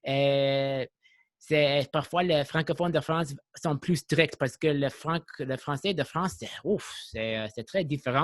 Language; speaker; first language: French; non-native, local second language; English